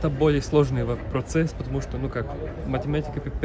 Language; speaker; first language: Russian; non-native, learner; Latvian